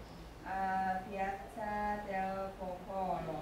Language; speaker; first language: Italian; non-native, learner; Chinese